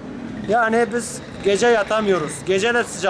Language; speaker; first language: Turkish; native; Turkish